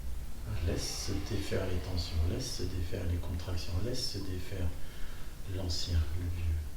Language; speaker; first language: French; native; French